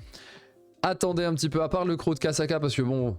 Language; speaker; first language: French; native; French